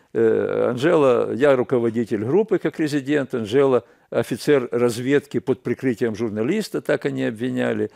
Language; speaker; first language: Russian; native; Russian